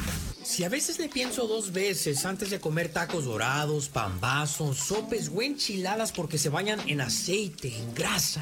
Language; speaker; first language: Spanish; native; Spanish